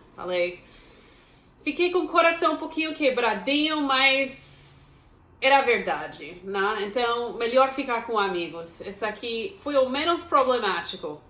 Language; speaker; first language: Portuguese; non-native, fluent; English